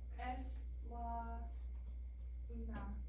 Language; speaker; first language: Spanish; non-native, learner; English